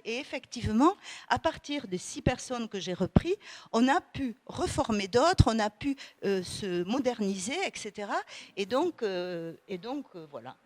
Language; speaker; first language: French; native; French